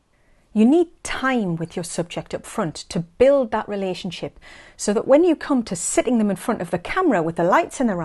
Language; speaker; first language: English; native; English